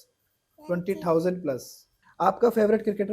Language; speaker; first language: Hindi; native; Hindi